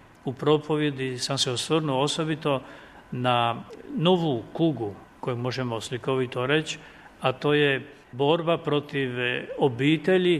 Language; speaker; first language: Croatian; native; Croatian